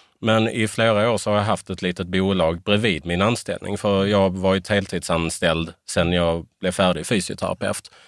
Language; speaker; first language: Swedish; native; Swedish